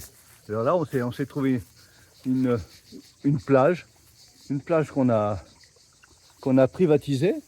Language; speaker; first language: French; native; French